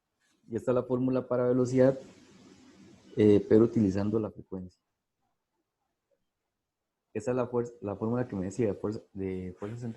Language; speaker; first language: Spanish; native; Spanish